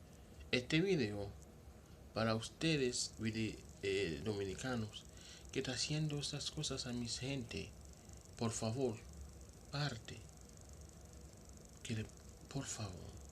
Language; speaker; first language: Spanish; non-native, local second language; Haitian Creole